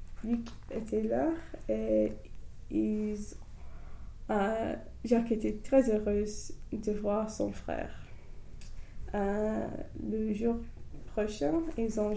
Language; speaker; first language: French; non-native, learner; English